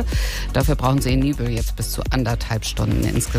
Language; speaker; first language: German; native; German